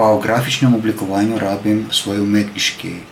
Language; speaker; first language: Slovenian; non-native, learner; Armenian